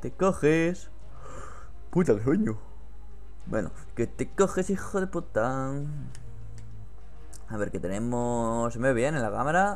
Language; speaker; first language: Spanish; native; Spanish